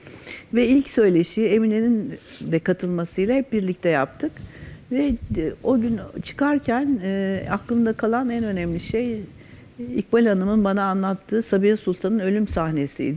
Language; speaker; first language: Turkish; native; Turkish